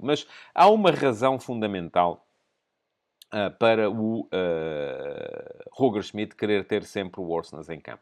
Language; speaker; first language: Portuguese; native; Portuguese